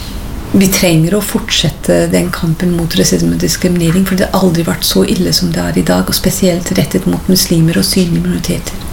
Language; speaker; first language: Norwegian; non-native, fluent; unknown